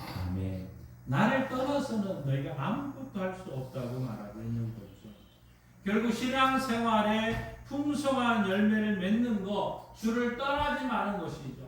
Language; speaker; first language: Korean; native; Korean